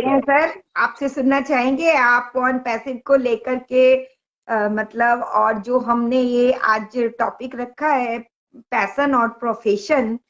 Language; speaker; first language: Hindi; native; Hindi